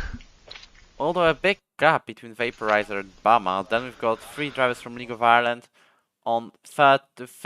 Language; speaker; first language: English; non-native, fluent; Polish